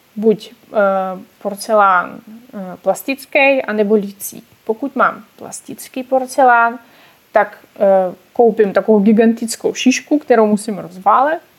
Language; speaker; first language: Czech; non-native, fluent; Russian